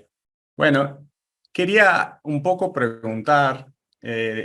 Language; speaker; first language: Spanish; non-native, fluent; Portuguese